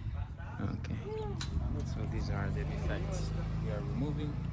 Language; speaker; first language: English; non-native, fluent; Italian